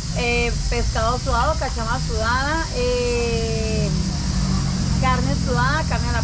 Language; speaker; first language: Spanish; native; Spanish